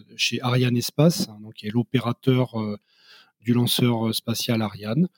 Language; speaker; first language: French; native; French